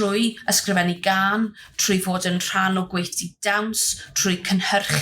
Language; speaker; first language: Welsh; native; Welsh